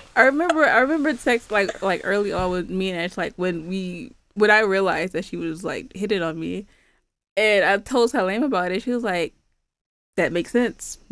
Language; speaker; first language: English; native; English